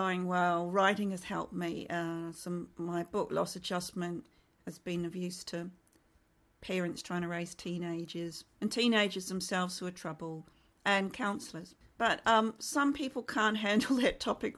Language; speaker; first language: English; native; English